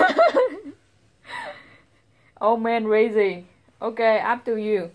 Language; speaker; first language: English; non-native, learner; Vietnamese